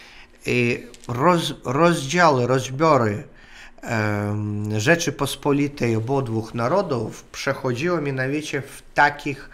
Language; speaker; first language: Polish; non-native, learner; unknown